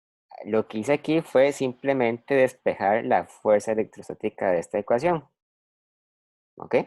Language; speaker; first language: Spanish; native; Spanish